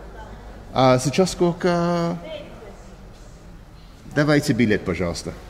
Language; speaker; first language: Russian; non-native, learner; English